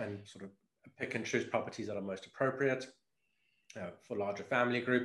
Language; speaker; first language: English; native; English